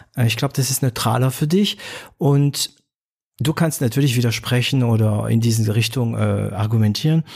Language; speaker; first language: German; non-native, fluent; French